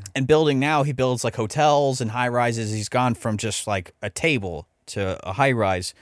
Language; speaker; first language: English; native; English